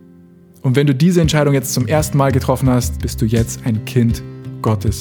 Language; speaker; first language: German; native; German